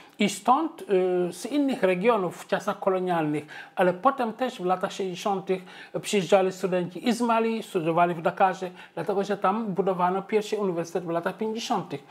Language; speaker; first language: Polish; non-native, fluent; Wolof